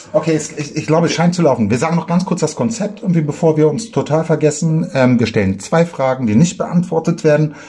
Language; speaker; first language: German; native; German